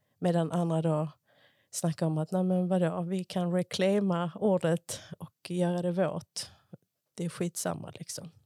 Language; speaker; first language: Swedish; early bilingual, other home language; Spanish